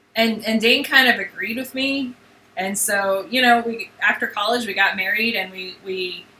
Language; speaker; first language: English; native; English